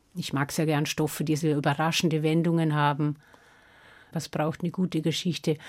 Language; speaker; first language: German; non-native, local second language; Swiss German